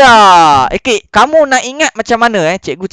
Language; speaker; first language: Malay; native; Malay